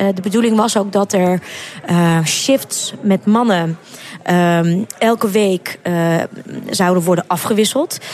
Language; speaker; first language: Dutch; early bilingual, other home language; Russian